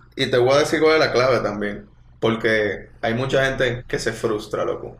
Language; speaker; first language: Spanish; native; Spanish